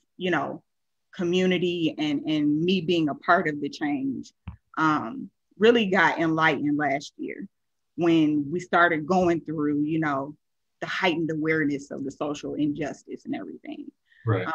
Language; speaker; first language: English; native; English